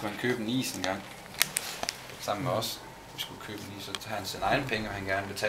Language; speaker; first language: Danish; non-native, learner; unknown